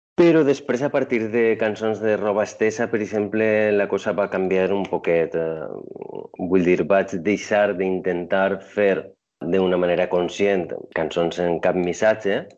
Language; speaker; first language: Catalan; non-native, local second language; Spanish